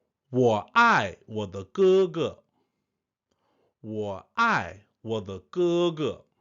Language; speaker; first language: Chinese; non-native, fluent; English